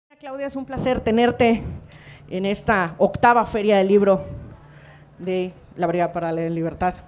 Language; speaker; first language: Spanish; native; Spanish